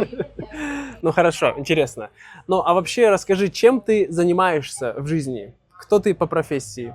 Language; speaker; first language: Russian; native; Russian